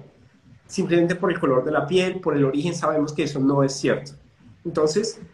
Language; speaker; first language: Spanish; native; Spanish